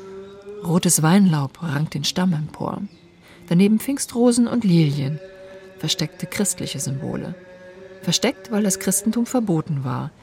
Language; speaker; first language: German; native; German